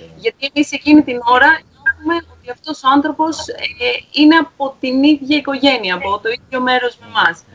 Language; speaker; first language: Greek; native; Greek